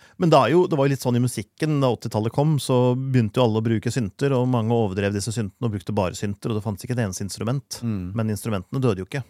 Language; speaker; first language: Norwegian; native; Norwegian